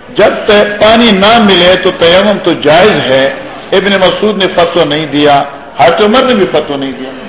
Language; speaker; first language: Urdu; non-native, local second language; Northern Hindko